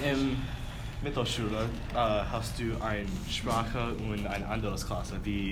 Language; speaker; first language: German; non-native, learner; English